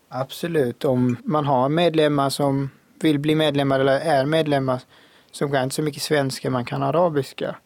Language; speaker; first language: Swedish; non-native, fluent; Arabic